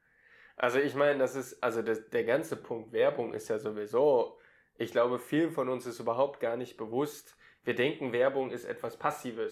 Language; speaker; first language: German; native; German